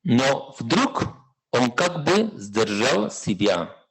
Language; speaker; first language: Russian; non-native, fluent; Spanish